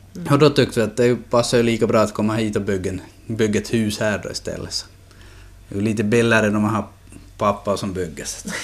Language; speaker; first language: Swedish; native; Swedish